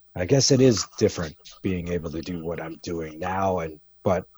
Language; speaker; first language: English; native; English